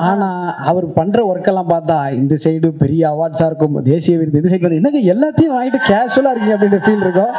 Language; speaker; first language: Tamil; native; Tamil